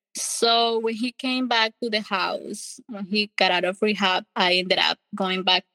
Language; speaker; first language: English; non-native, fluent; Spanish